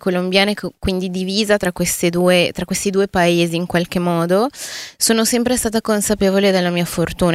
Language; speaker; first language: Italian; early bilingual, other home language; Spanish